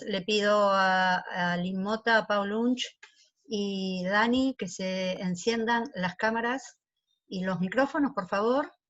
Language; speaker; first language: Spanish; native; Spanish